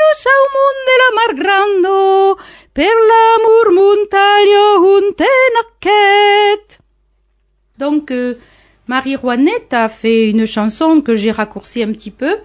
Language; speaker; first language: French; native; French